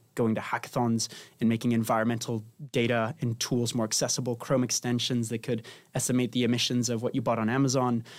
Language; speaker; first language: English; non-native, fluent; Spanish